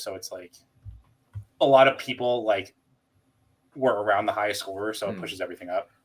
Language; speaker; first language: English; native; English